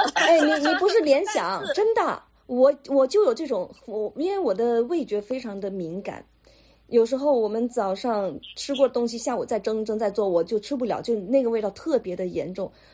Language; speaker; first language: Chinese; native; Chinese